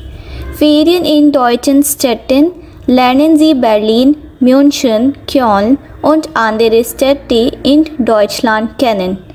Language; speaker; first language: German; non-native, fluent; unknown